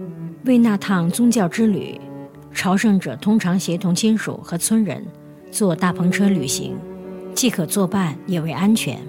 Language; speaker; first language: Chinese; native; Chinese